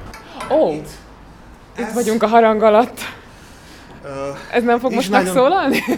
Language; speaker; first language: Hungarian; native; Hungarian